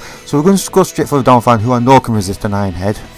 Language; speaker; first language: English; native; English